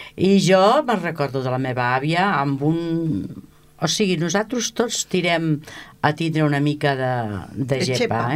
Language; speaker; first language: Catalan; native; Catalan